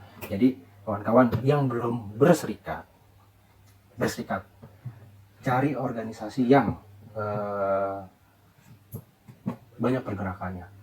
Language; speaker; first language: Indonesian; native; Indonesian